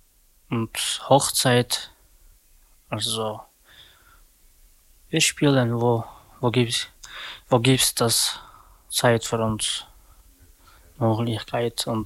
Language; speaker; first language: German; non-native, learner; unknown